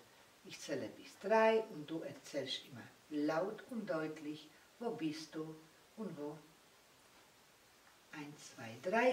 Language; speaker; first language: German; non-native, learner; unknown